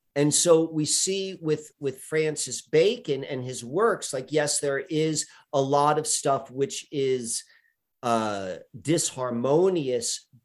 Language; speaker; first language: English; native; English